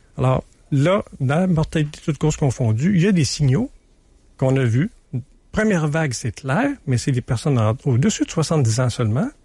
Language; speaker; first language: French; native; French